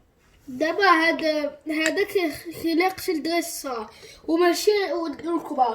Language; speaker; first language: Arabic; native; Arabic